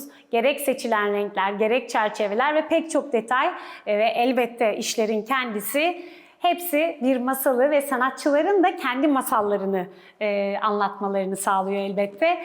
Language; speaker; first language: Turkish; native; Turkish